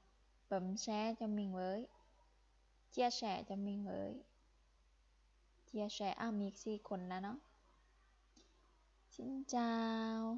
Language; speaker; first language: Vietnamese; non-native, fluent; Lao